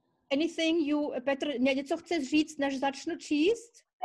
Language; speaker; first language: Czech; early bilingual, heritage; Czech